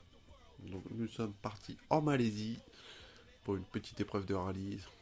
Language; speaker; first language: French; native; French